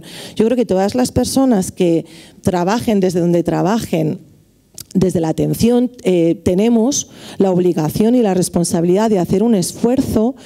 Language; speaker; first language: Spanish; native; Spanish